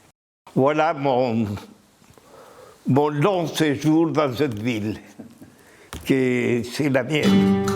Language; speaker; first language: French; non-native, fluent; Spanish